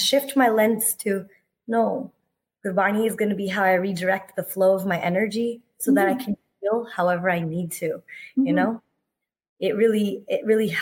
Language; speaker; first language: English; native; English